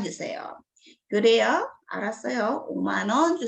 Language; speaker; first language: Korean; non-native, fluent; Filipino